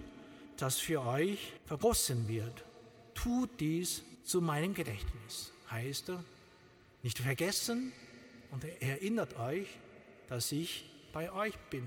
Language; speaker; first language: German; non-native, learner; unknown